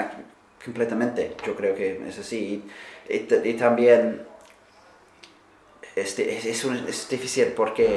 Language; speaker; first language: Spanish; non-native, fluent; English